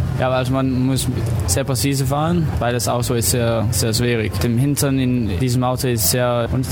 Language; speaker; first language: German; non-native, learner; Danish